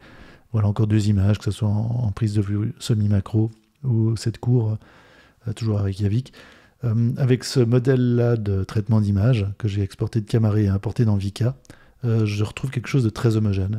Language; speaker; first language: French; native; French